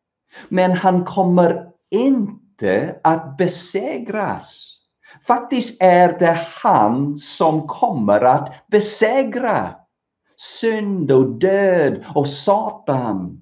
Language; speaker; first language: Swedish; non-native, fluent; English